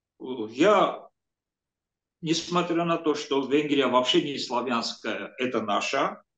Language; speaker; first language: Russian; non-native, local second language; Armenian